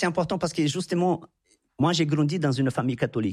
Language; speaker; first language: French; non-native, fluent; Portuguese